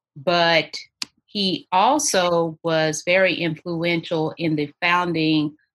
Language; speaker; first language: English; native; English